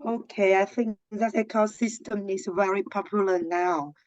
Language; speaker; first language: English; non-native, learner; Vietnamese